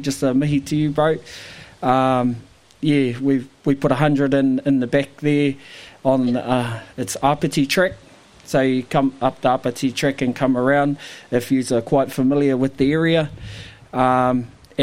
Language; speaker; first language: English; native; English